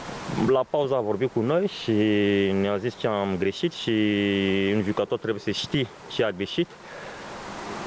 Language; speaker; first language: Romanian; non-native, learner; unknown